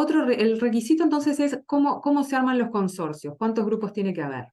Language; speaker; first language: Spanish; native; Spanish